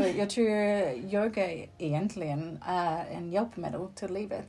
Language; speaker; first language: Swedish; non-native, fluent; English